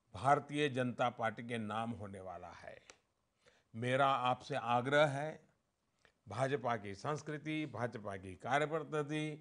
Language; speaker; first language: Hindi; non-native, local second language; Gujarati